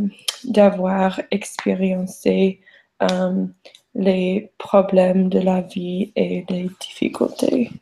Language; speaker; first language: French; non-native, learner; English